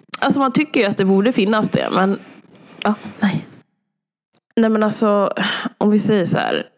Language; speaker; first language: Swedish; early bilingual, other home language; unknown